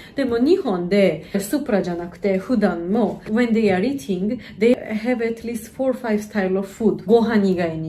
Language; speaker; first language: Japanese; non-native, fluent; Georgian